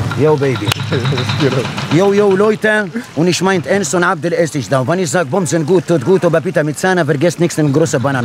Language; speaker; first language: German; non-native, learner; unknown